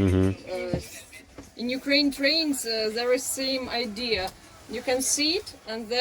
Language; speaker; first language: English; non-native, learner; Ukrainian